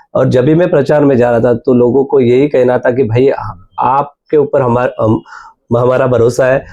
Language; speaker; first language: Hindi; non-native, local second language; Marathi